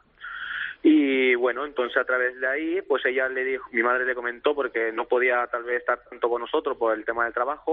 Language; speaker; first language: Spanish; native; Spanish